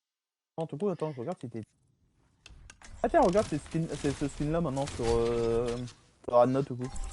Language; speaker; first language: French; native; French